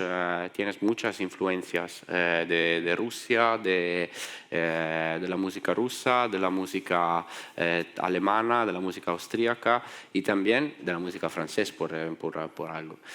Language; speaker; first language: Spanish; non-native, fluent; Italian